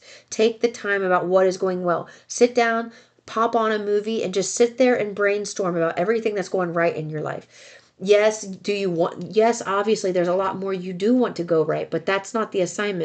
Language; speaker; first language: English; native; English